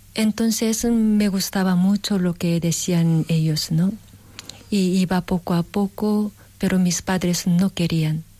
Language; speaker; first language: Spanish; non-native, learner; Korean